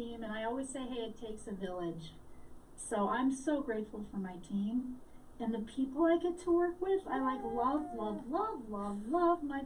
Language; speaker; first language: English; native; English